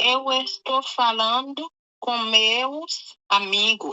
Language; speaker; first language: Portuguese; non-native, learner; Haitian Creole